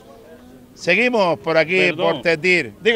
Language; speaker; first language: Spanish; native; Spanish